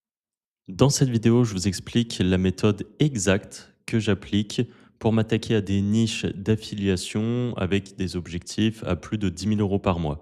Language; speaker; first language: French; native; French